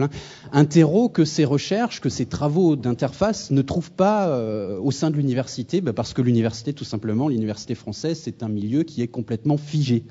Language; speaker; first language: French; native; French